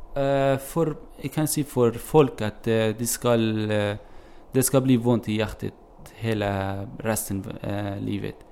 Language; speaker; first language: Norwegian; non-native, learner; Kurdish